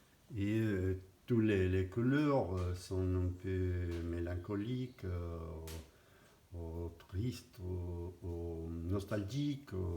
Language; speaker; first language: French; non-native, fluent; Spanish